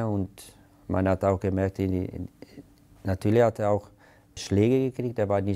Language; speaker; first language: German; non-native, fluent; Italian